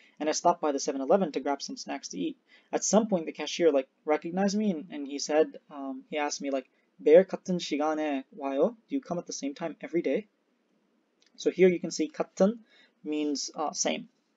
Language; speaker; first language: English; native; English